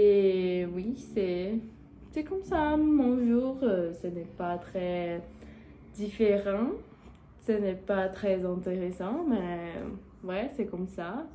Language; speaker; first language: French; non-native, learner; Portuguese